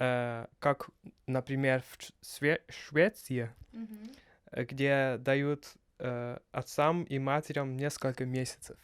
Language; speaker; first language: Russian; non-native, learner; Dutch